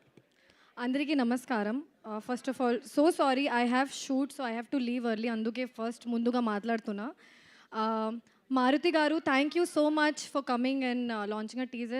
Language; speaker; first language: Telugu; non-native, fluent; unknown